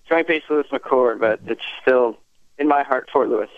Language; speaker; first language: English; native; English